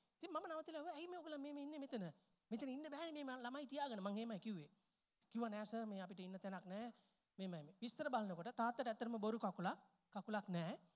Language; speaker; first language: Sinhala; non-native, local second language; Tamil